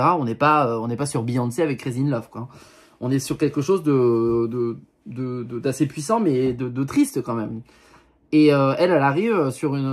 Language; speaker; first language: French; native; French